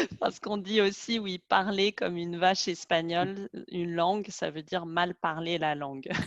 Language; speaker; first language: French; native; French